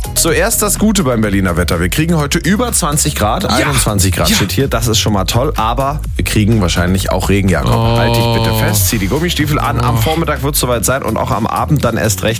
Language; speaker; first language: German; native; German